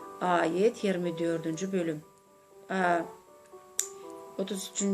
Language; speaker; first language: Turkish; non-native, learner; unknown